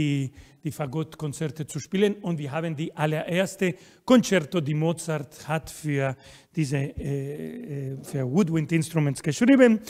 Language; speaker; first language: German; non-native, fluent; Spanish